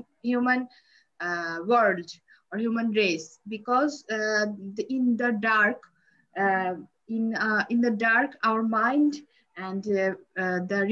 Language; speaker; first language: English; non-native, learner; Bangla